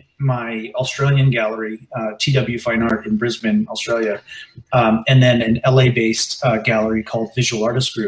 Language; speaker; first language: English; native; English